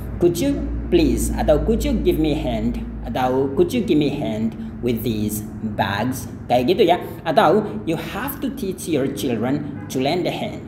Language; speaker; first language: English; non-native, fluent; Indonesian